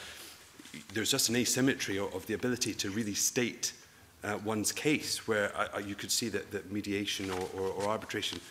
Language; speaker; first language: English; native; English